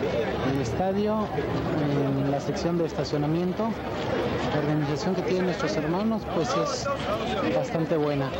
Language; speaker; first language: Spanish; native; Spanish